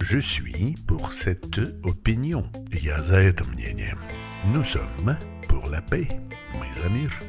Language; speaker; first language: French; non-native, fluent; Russian